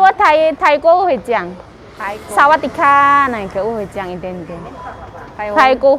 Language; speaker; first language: Chinese; non-native, local second language; Indonesian